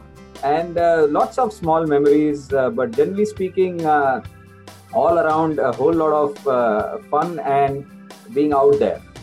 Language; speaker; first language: English; non-native, local second language; Marathi